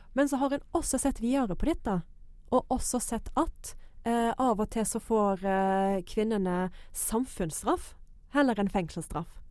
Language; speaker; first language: Norwegian; non-native, fluent; English